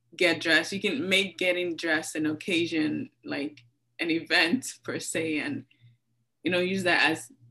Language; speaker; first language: English; non-native, local second language; Yoruba